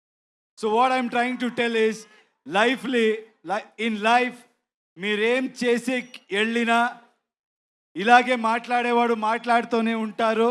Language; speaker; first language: Telugu; non-native, learner; Kannada